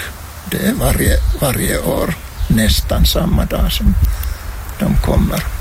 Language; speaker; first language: Swedish; non-native, local second language; Finnish